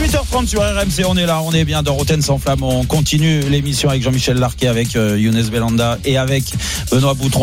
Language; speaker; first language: French; native; French